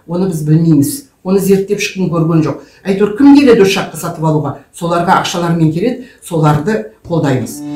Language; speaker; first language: Kazakh; non-native, local second language; Russian